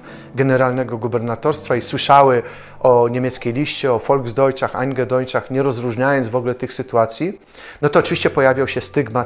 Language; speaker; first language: Polish; native; Polish